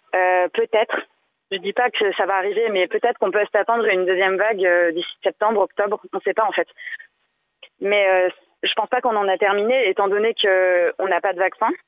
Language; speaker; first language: French; native; French